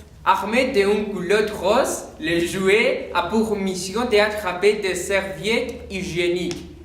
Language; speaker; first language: French; non-native, learner; Spanish